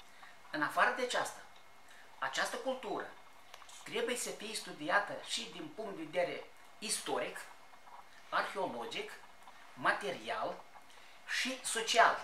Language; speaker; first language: Romanian; native; Romanian